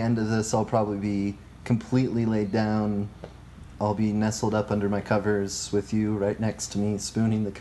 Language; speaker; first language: English; native; English